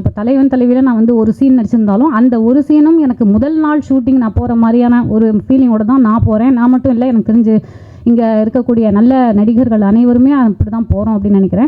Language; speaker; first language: Tamil; native; Tamil